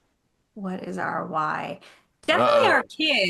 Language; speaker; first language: English; native; English